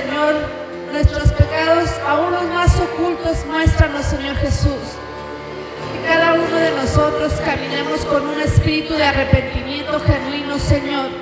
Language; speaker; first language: Spanish; native; Spanish